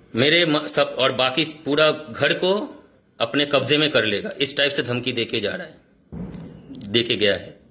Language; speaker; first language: Hindi; non-native, local second language; Bangla